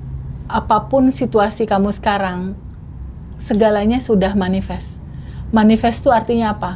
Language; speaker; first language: Indonesian; native; Indonesian